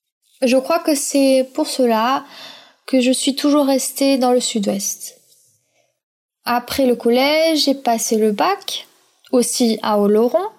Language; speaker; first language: French; early bilingual, other home language; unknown